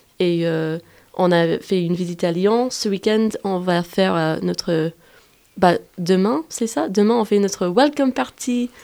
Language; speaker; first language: French; non-native, fluent; English